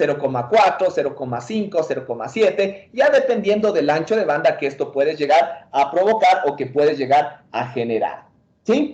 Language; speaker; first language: Spanish; native; Spanish